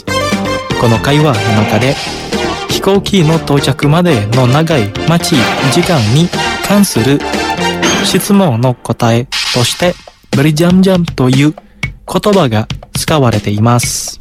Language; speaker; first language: Japanese; non-native, fluent; Indonesian